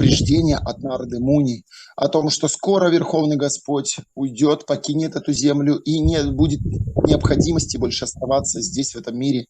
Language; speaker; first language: Russian; native; Russian